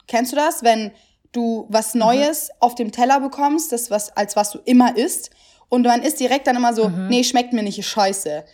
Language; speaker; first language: German; early bilingual, other home language; Italian